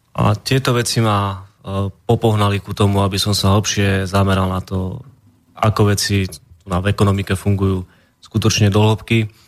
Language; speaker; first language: Slovak; native; Slovak